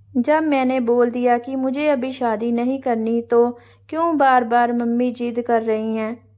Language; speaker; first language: Hindi; non-native, local second language; Punjabi